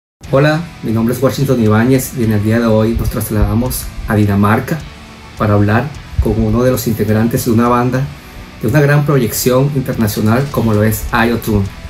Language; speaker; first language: Spanish; native; Spanish